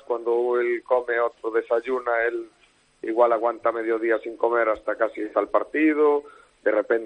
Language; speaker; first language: Spanish; native; Spanish